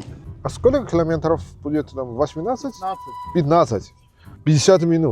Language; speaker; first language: Russian; non-native, learner; Chinese